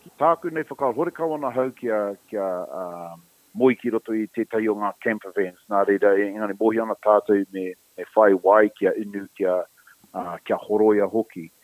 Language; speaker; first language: Māori; non-native, local second language; English